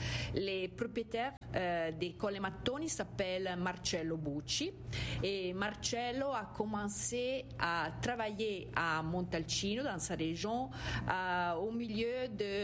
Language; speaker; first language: French; non-native, fluent; Italian